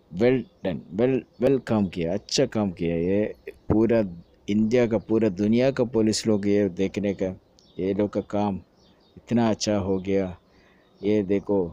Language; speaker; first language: Hindi; non-native, local second language; Malayalam